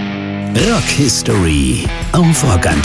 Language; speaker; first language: German; native; German